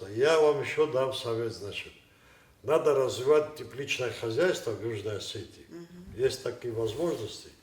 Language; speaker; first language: Russian; non-native, local second language; Ossetic